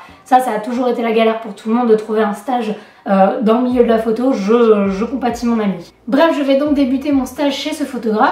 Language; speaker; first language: French; native; French